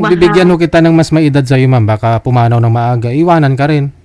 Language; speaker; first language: Filipino; non-native, local second language; Cebuano